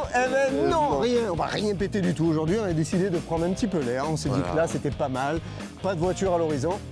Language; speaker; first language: French; native; French